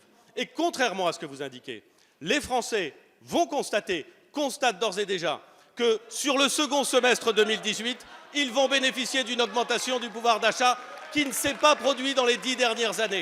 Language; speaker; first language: French; native; French